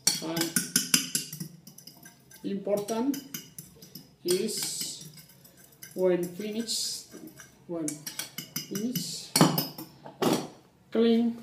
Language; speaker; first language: English; non-native, learner; Spanish